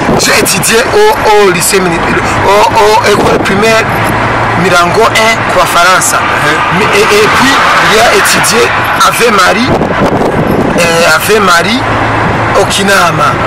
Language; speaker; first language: French; non-native, learner; Rundi